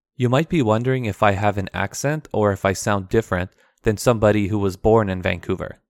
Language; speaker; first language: English; early bilingual, other home language; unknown